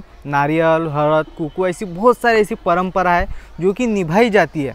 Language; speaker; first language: Hindi; non-native, local second language; Marathi